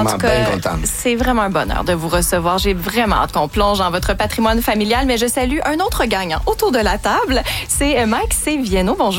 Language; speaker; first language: French; native; French